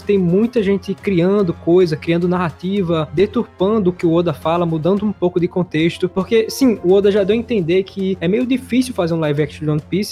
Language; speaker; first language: Portuguese; native; Portuguese